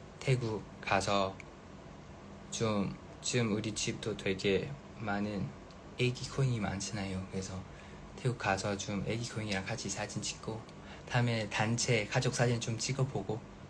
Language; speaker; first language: Korean; non-native, fluent; Thai